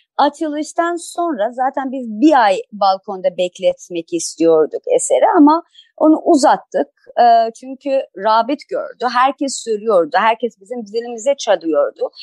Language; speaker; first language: Turkish; non-native, fluent; Persian